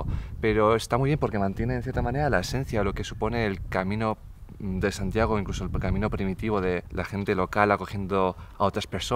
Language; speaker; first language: Spanish; native; Spanish